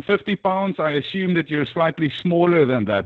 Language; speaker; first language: English; non-native, local second language; Afrikaans